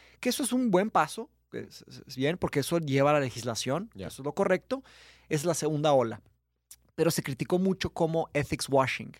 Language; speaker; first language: Spanish; early bilingual, other home language; Portuguese